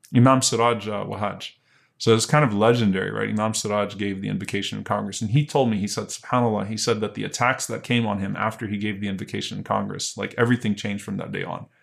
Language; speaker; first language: English; native; English